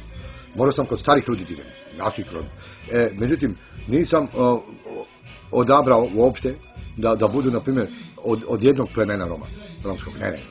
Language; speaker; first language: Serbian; non-native, local second language; Romany